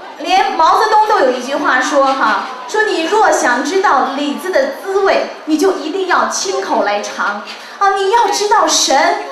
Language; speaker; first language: Chinese; native; Chinese